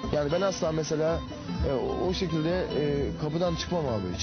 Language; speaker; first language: Turkish; native; Turkish